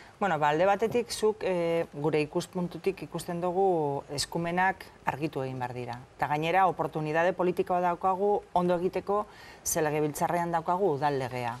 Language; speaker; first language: Basque; non-native, local second language; Spanish